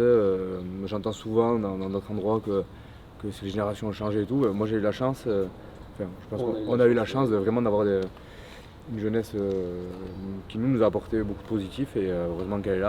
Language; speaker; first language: French; native; French